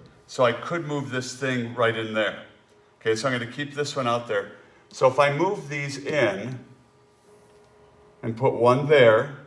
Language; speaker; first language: English; native; English